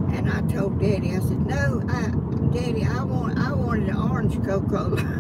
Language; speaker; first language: English; native; English